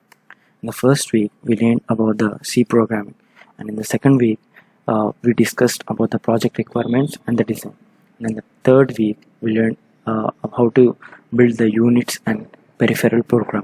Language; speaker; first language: English; non-native, local second language; Telugu